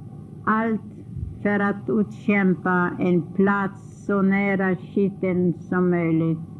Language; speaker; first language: Swedish; non-native, fluent; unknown